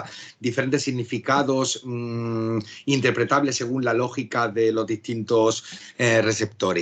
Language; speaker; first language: Spanish; native; Spanish